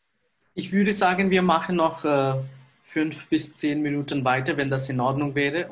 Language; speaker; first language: German; non-native, fluent; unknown